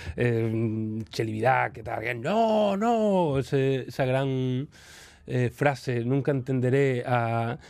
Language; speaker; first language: Spanish; native; Spanish